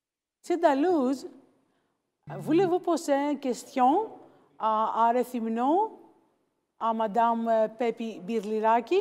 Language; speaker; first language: French; non-native, learner; Greek